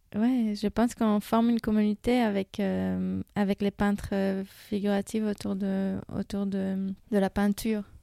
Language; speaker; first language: French; non-native, fluent; Hebrew